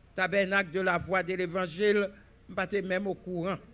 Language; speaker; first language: French; native; French